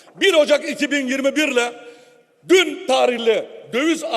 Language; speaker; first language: Turkish; native; Turkish